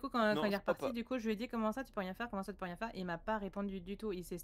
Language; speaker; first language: French; native; French